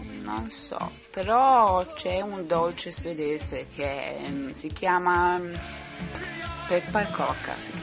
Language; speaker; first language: Italian; non-native, learner; Swedish